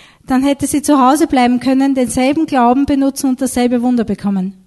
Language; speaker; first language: German; native; German